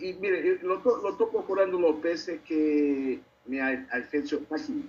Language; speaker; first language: Spanish; non-native, learner; Portuguese